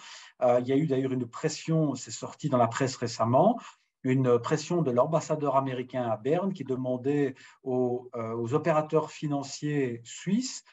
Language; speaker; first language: French; native; French